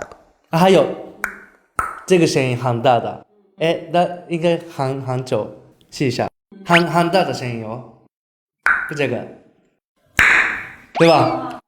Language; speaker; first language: Chinese; non-native, learner; Japanese